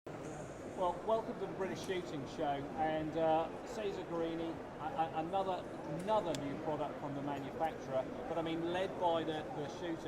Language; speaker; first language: English; native; English